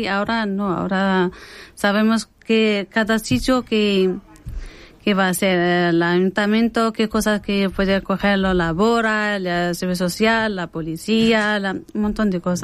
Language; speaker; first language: Spanish; non-native, learner; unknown